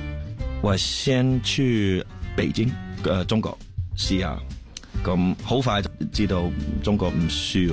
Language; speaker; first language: Chinese; early bilingual, heritage; Cantonese